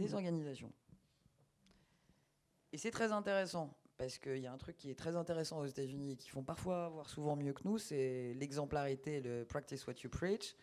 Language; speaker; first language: French; native; French